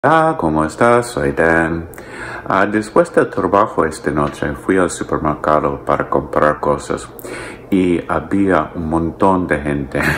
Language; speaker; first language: Spanish; non-native, learner; English